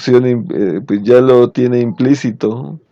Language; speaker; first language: Spanish; native; Spanish